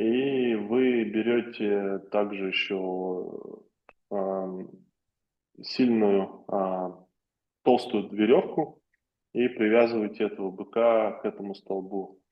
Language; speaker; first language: Russian; native; Russian